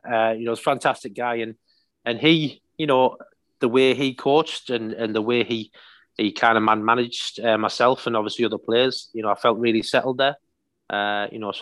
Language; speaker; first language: English; native; English